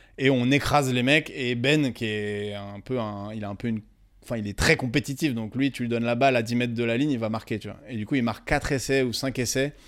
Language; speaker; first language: French; native; French